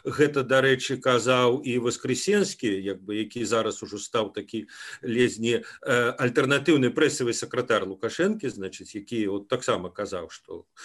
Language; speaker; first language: Belarusian; non-native, local second language; Russian